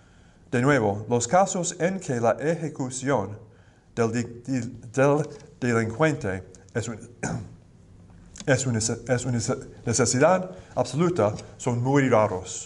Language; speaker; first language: Spanish; non-native, fluent; English